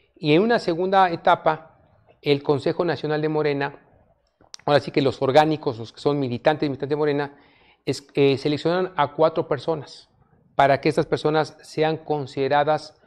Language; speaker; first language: Spanish; native; Spanish